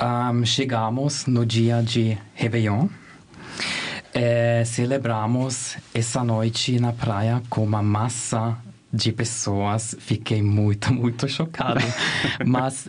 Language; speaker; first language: Portuguese; non-native, learner; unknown